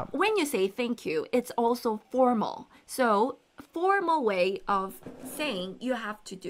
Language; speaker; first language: English; non-native, fluent; Korean